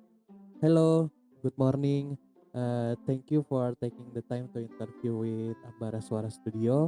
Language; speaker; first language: English; non-native, learner; Indonesian